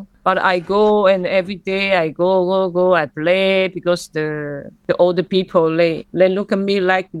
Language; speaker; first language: English; non-native, learner; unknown